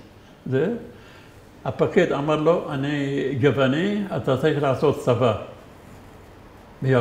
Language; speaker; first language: Hebrew; non-native, fluent; Arabic